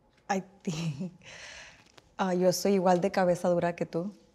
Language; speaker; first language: Spanish; early bilingual, heritage; Spanish